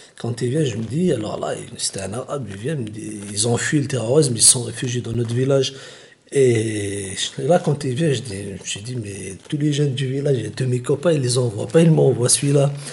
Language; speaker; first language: French; non-native, local second language; Kabyle